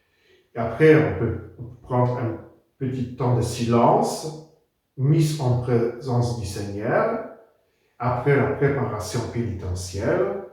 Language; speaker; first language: French; non-native, fluent; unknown